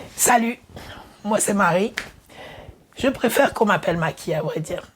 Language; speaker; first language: French; early bilingual, other home language; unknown